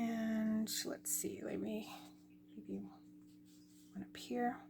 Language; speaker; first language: English; native; English